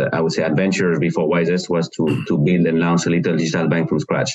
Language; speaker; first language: English; non-native, fluent; French